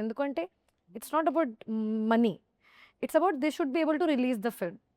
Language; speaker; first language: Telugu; non-native, fluent; Hindi